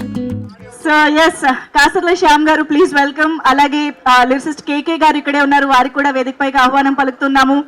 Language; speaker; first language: Telugu; native; Telugu